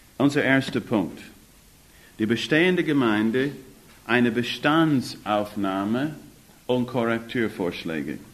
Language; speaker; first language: German; non-native, fluent; English